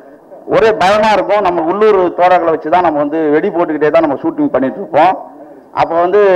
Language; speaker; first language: Tamil; native; Tamil